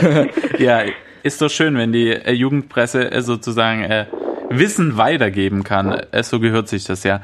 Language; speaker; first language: German; native; German